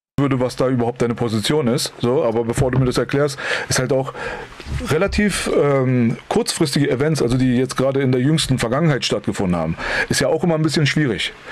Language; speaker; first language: German; early bilingual, other home language; Persian